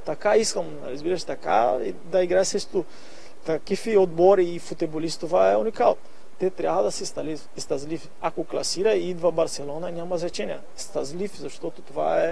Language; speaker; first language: Bulgarian; non-native, learner; Portuguese